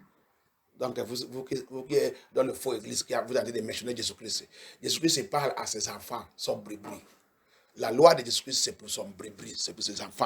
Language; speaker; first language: French; non-native, learner; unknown